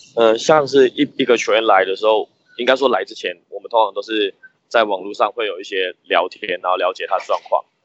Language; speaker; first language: Chinese; native; Chinese